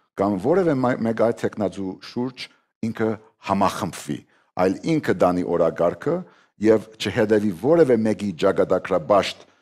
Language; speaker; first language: Armenian; early bilingual, heritage; Armenian